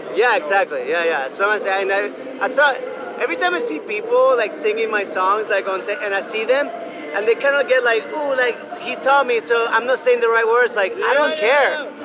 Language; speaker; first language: English; non-native, fluent; Spanish